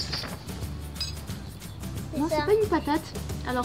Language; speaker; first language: French; native; French